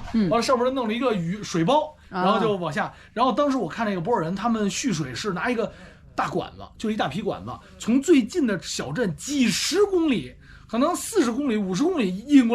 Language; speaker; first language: Chinese; native; Chinese